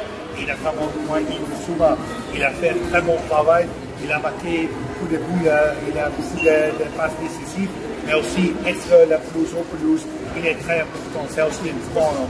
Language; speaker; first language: French; non-native, fluent; Dutch